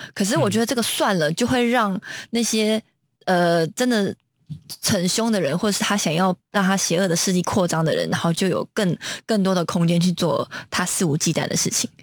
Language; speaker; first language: Chinese; native; Chinese